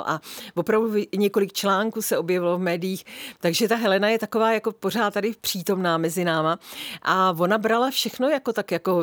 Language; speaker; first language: Czech; native; Czech